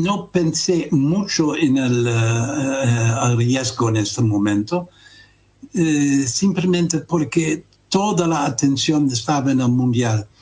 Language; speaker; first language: Spanish; non-native, fluent; Dutch